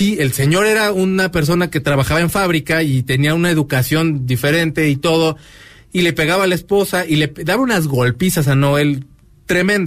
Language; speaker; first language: Spanish; native; Spanish